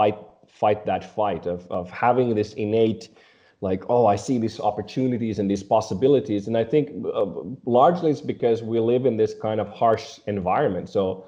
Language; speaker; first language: English; non-native, fluent; Swedish